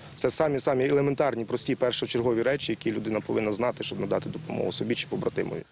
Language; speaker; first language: Ukrainian; native; Ukrainian